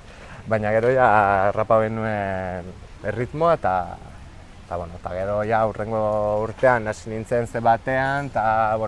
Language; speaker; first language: Basque; non-native, fluent; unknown